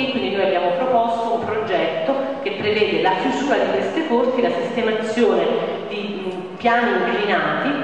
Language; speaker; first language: Italian; native; Italian